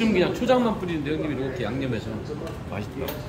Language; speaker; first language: Korean; native; Korean